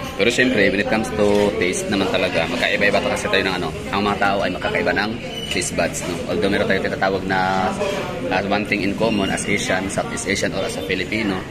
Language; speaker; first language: Filipino; non-native, local second language; Cebuano